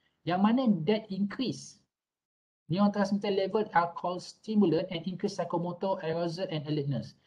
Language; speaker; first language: English; non-native, local second language; Malay